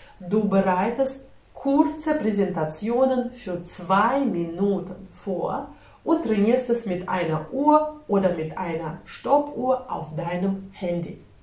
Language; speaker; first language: German; non-native, fluent; Russian